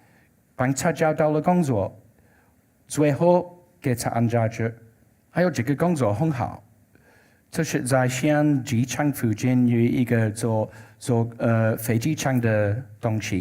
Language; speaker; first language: Chinese; non-native, learner; English